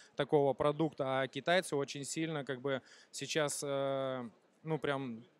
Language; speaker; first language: Russian; native; Russian